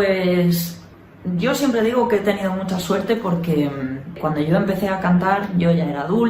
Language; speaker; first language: Spanish; native; Spanish